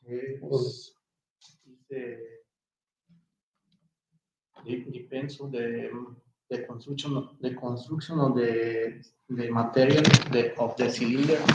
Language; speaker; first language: English; non-native, learner; Spanish